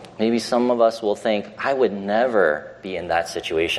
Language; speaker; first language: English; early bilingual, other home language; Chinese